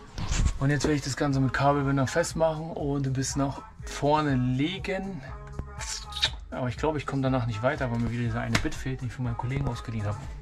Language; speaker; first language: German; native; German